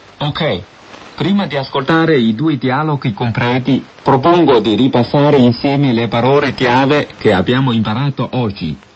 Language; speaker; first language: Italian; non-native, fluent; Chinese